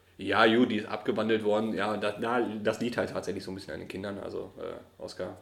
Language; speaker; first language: German; early bilingual, other home language; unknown